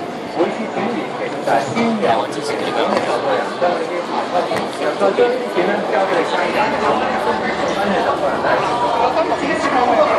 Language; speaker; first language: Cantonese; native; Cantonese